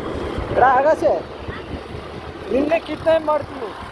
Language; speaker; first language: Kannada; non-native, learner; Malayalam